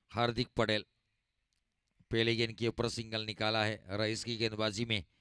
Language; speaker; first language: Hindi; non-native, local second language; Gujarati